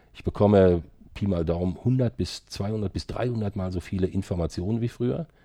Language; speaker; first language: German; native; German